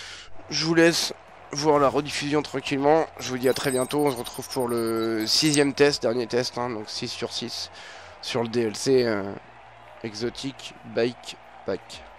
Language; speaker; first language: French; native; French